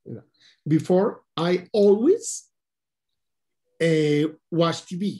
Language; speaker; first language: English; non-native, learner; Spanish